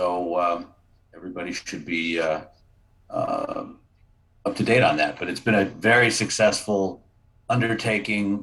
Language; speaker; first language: English; native; English